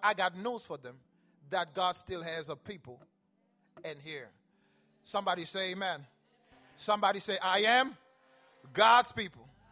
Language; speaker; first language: English; non-native, fluent; Haitian Creole